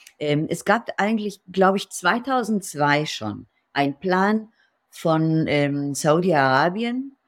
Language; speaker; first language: German; non-native, fluent; Hebrew